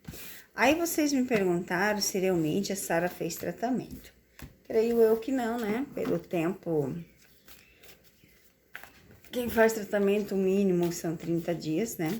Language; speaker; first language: Portuguese; native; Portuguese